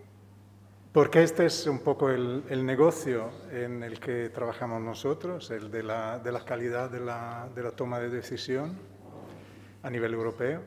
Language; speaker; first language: Spanish; non-native, fluent; Italian